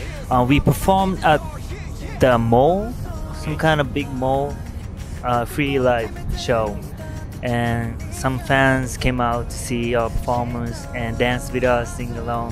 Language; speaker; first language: English; non-native, fluent; Japanese